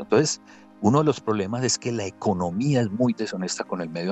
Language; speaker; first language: Spanish; native; Spanish